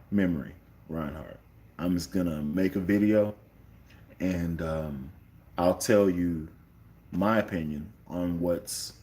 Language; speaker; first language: English; native; English